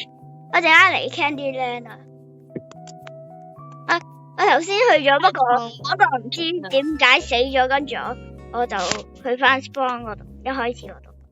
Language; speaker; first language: Chinese; early bilingual, heritage; Cantonese